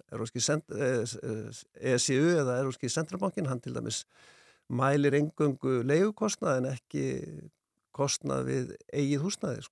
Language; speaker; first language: Icelandic; native; Icelandic